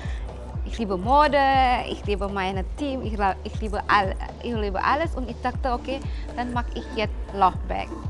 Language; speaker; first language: German; non-native, learner; Indonesian